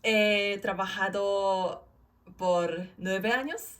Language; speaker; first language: Spanish; non-native, learner; Korean